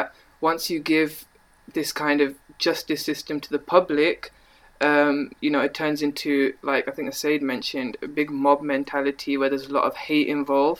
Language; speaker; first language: English; native; English